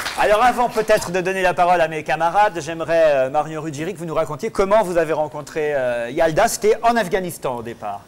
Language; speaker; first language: French; native; French